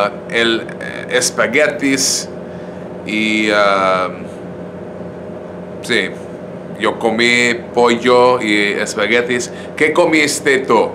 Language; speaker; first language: Spanish; non-native, fluent; English